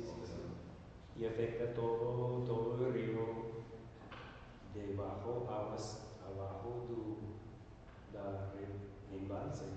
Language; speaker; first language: Portuguese; non-native, learner; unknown